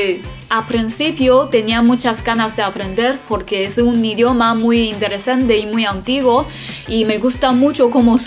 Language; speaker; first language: Spanish; non-native, fluent; Chinese